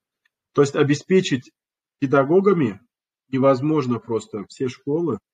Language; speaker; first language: Russian; non-native, local second language; Kumyk